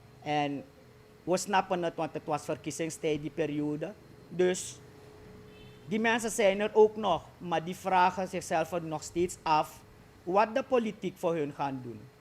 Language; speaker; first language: Dutch; native; Dutch